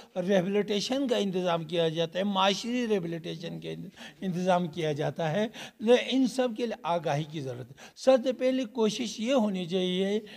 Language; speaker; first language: Urdu; non-native, local second language; Balti